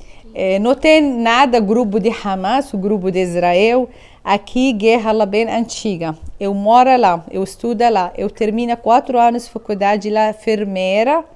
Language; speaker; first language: Portuguese; non-native, learner; Arabic